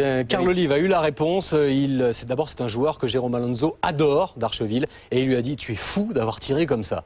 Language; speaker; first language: French; native; French